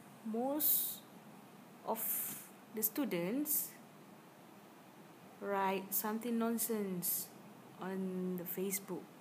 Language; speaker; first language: English; non-native, learner; Malay